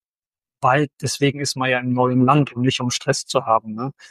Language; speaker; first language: German; native; German